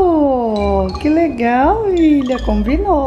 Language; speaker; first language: Portuguese; native; Portuguese